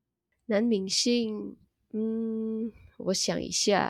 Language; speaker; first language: Chinese; non-native, learner; Indonesian